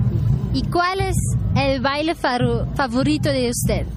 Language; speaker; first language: Spanish; non-native, learner; German